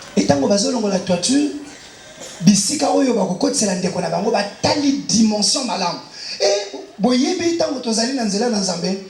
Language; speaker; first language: Lingala; non-native, local second language; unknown